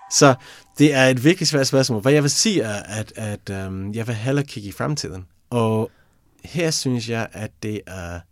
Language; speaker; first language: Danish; non-native, fluent; English